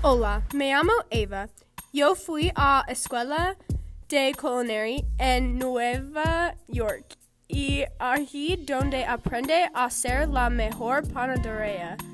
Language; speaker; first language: Spanish; non-native, learner; English